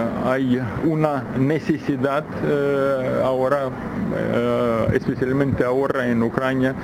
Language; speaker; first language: Spanish; non-native, fluent; Ukrainian